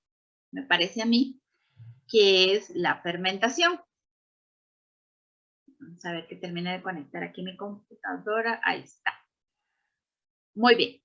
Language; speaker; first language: Spanish; native; Spanish